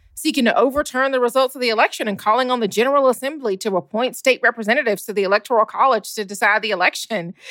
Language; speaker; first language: English; native; English